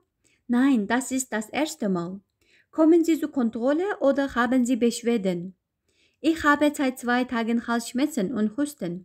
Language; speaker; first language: German; non-native, fluent; Uyghur